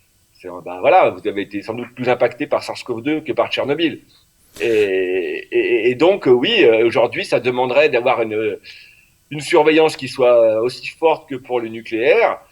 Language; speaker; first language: French; native; French